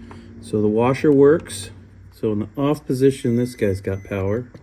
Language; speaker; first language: English; native; English